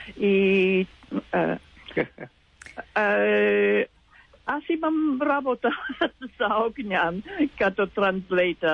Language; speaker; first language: Bulgarian; non-native, learner; English